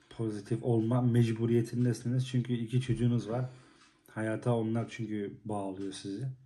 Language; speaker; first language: Turkish; native; Turkish